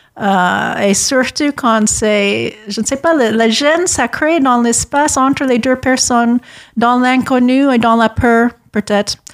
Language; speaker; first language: French; non-native, fluent; English